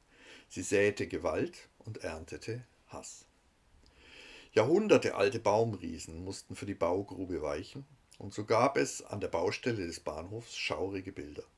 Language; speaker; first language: German; native; German